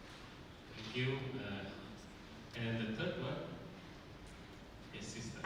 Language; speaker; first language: English; non-native, fluent; Indonesian